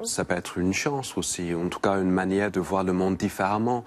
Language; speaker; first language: French; non-native, fluent; English